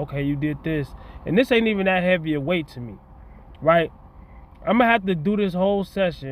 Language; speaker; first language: English; native; English